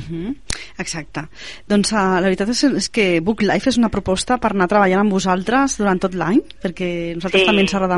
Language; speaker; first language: Catalan; native; Catalan